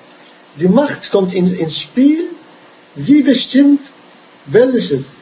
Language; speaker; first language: German; non-native, fluent; Arabic